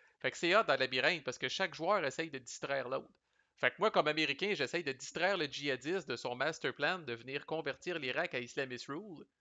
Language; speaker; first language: French; native; French